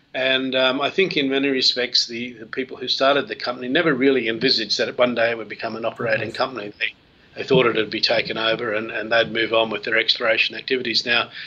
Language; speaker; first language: English; native; English